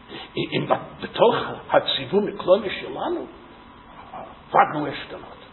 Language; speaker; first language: Hebrew; non-native, fluent; English